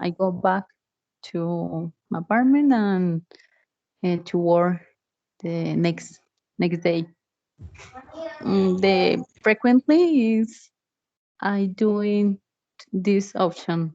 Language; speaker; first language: English; non-native, learner; Spanish